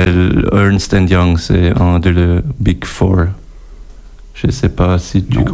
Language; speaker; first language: French; non-native, learner; German